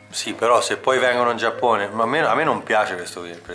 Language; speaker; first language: Italian; native; Italian